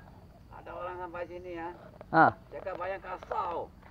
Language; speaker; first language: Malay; non-native, local second language; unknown